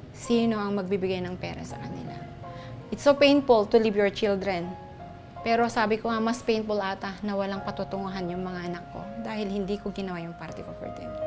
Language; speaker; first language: Filipino; native; Filipino